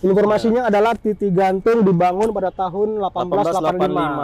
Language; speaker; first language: Indonesian; native; Indonesian